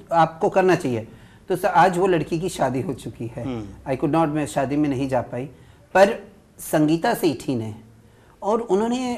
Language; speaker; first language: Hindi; native; Hindi